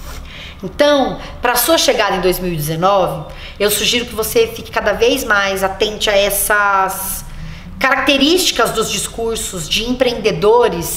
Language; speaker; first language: Portuguese; native; Portuguese